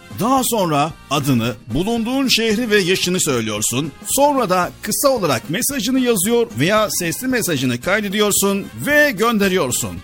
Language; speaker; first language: Turkish; native; Turkish